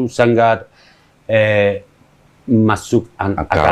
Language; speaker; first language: Indonesian; non-native, learner; Spanish